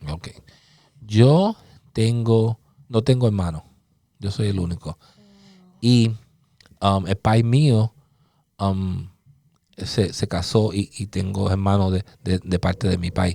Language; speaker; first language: Spanish; early bilingual, other home language; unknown